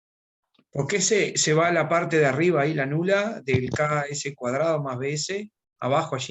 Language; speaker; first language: Spanish; native; Spanish